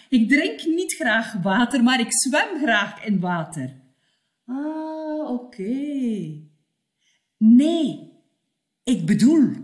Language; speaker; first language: Dutch; native; Dutch